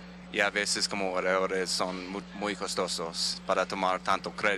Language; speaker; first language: Spanish; non-native, fluent; English